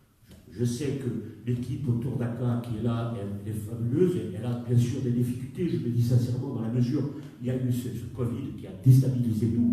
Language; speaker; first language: French; native; French